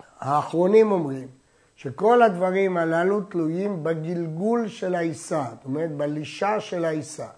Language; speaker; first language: Hebrew; native; Hebrew